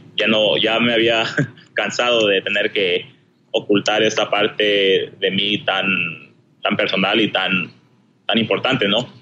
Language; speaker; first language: Spanish; early bilingual, heritage; Spanish